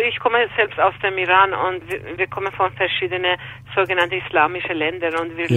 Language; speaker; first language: German; non-native, fluent; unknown